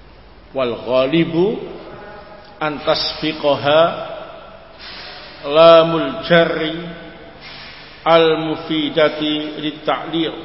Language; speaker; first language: Arabic; non-native, learner; Indonesian